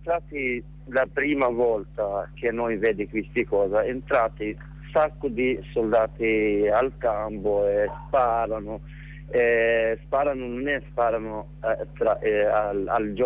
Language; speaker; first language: Italian; non-native, learner; Arabic